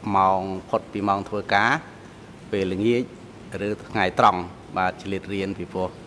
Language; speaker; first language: Khmer; non-native, local second language; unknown